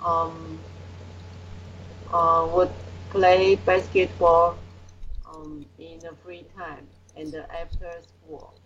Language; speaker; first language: English; non-native, learner; Chinese